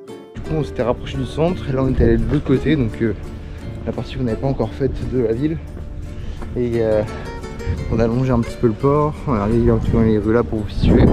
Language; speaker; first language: French; native; French